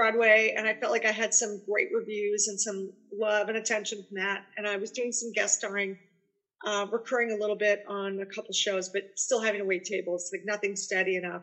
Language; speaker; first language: English; native; English